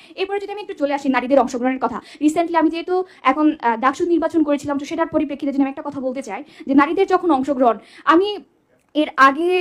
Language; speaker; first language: Bangla; non-native, local second language; Chakma